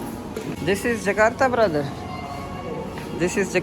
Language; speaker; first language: English; non-native, learner; Urdu